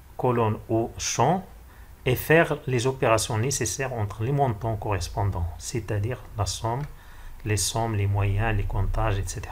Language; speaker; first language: French; non-native, local second language; Arabic